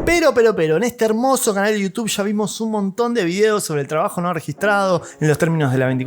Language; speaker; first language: Spanish; native; Spanish